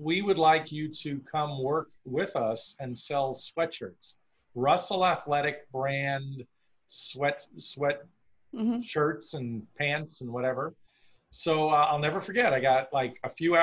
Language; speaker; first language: English; native; English